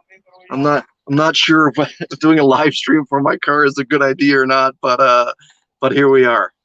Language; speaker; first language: English; native; English